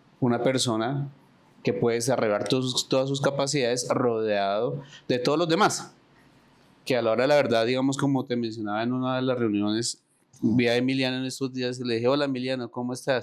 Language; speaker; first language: Spanish; native; Spanish